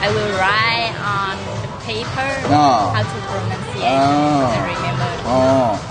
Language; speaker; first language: English; non-native, learner; Vietnamese